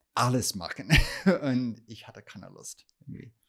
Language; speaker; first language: German; non-native, fluent; English